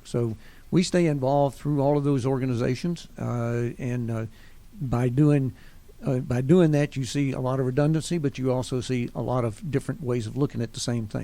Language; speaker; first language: English; native; English